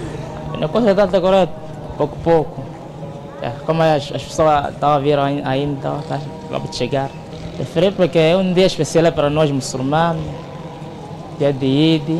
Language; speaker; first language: Portuguese; non-native, local second language; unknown